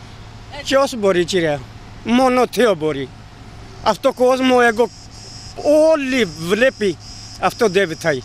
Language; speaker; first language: Greek; non-native, learner; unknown